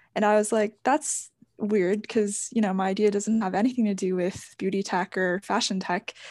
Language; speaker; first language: English; native; English